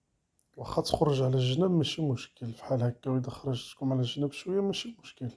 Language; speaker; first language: Arabic; native; Arabic